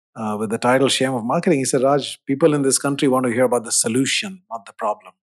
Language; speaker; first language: English; non-native, local second language; Hindi